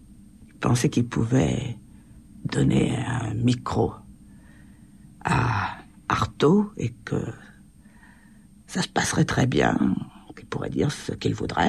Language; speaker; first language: French; native; French